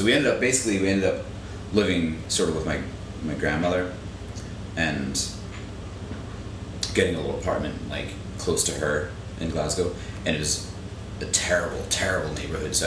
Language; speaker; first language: English; native; English